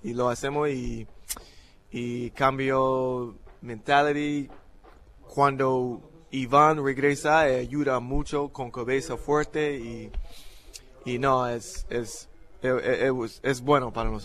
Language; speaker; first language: Spanish; non-native, learner; English